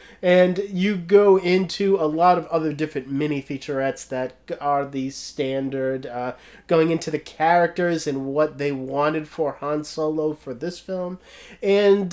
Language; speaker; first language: English; native; English